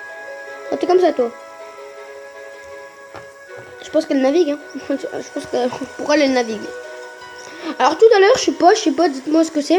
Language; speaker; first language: French; native; French